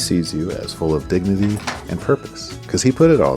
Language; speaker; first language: English; native; English